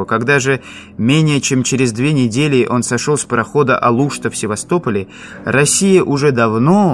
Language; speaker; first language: Russian; native; Russian